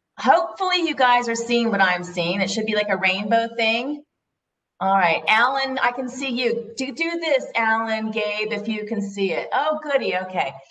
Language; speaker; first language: English; native; English